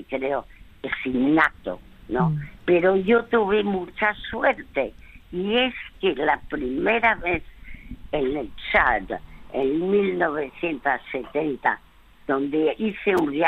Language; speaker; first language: Spanish; early bilingual, other home language; French